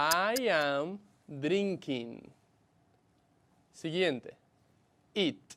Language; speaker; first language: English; non-native, fluent; Spanish